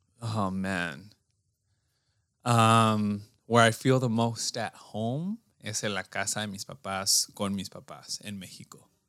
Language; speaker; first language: Spanish; early bilingual, heritage; Spanish